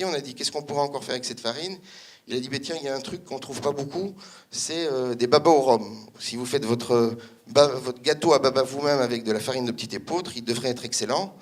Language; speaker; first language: French; native; French